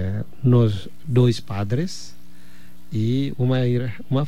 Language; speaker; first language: Portuguese; non-native, fluent; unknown